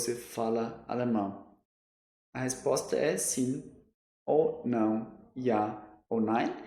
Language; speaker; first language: Portuguese; non-native, fluent; German